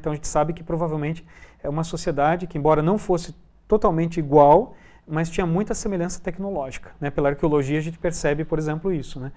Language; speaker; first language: Portuguese; native; Portuguese